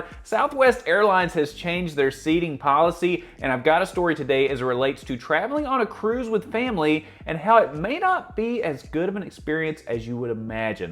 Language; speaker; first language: English; native; English